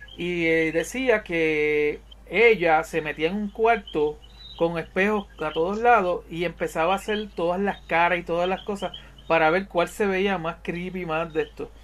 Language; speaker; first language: Spanish; native; Spanish